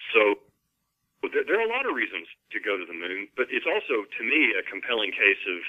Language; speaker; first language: English; native; English